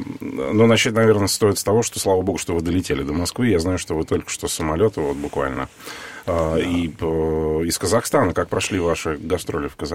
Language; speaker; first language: Russian; native; Russian